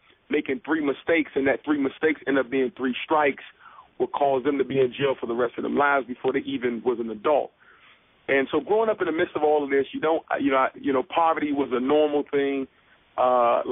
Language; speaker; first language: English; native; English